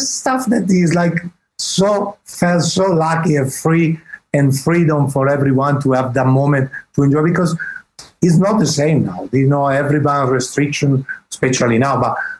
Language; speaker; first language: English; non-native, fluent; Italian